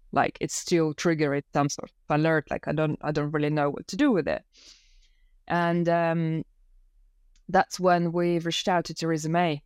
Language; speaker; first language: English; non-native, fluent; Russian